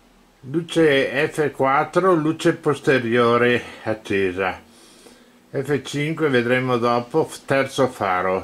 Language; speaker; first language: Italian; native; Italian